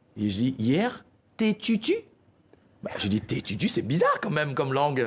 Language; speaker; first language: French; non-native, fluent; Chinese